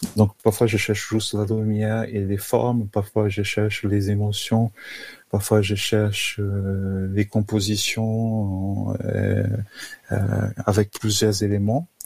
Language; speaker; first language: French; non-native, fluent; Portuguese